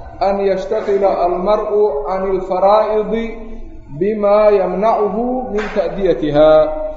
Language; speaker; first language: Arabic; non-native, local second language; Somali